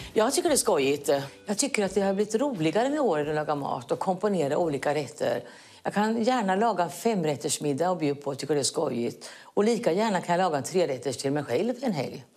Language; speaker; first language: Swedish; native; Swedish